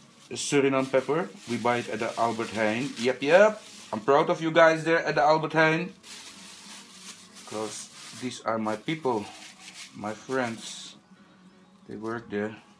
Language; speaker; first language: English; non-native, fluent; Dutch